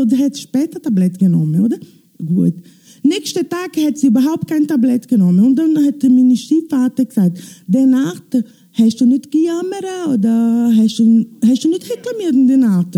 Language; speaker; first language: German; non-native, learner; Italian